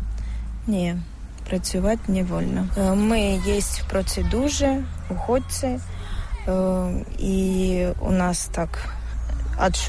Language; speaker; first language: Polish; non-native, learner; Ukrainian